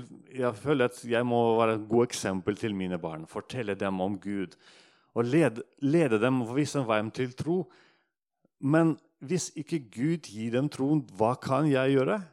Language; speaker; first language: Norwegian; non-native, fluent; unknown